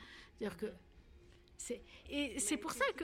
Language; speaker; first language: French; non-native, local second language; Arabic